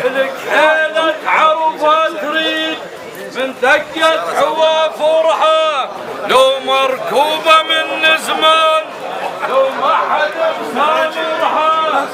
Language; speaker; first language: Arabic; native; Arabic